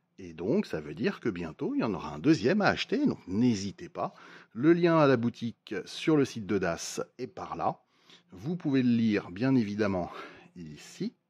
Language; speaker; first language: French; native; French